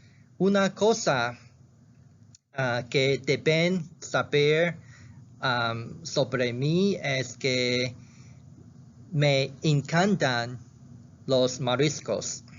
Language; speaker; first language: Spanish; non-native, learner; Chinese